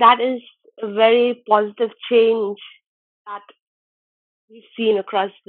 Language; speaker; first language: English; non-native, local second language; Khasi